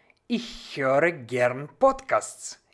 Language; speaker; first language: German; non-native, fluent; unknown